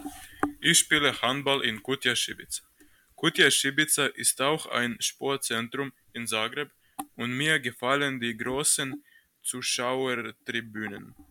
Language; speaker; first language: German; non-native, learner; Croatian